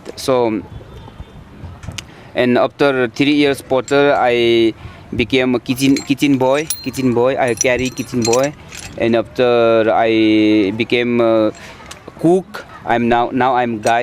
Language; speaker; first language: English; non-native, learner; Nepali